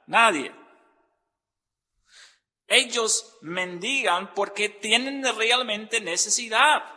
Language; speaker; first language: Spanish; non-native, fluent; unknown